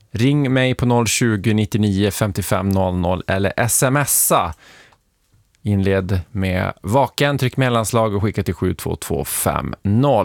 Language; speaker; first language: Swedish; native; Swedish